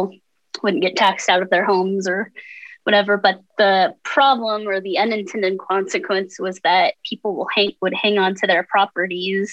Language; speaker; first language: English; native; English